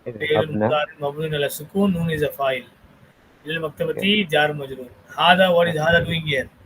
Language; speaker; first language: Arabic; non-native, fluent; Tamil